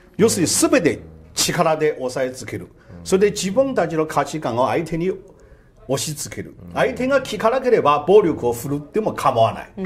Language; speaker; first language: Japanese; non-native, fluent; Chinese